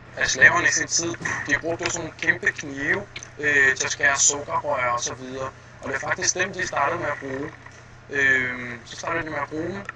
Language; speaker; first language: Danish; non-native, fluent; Portuguese